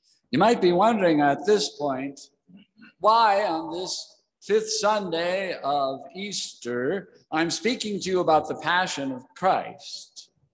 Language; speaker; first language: English; native; English